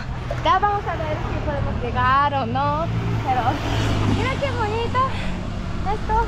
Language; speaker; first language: Spanish; non-native, learner; Japanese